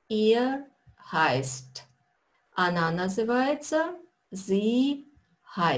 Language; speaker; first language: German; non-native, fluent; Russian